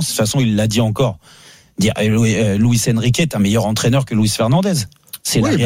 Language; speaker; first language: French; native; French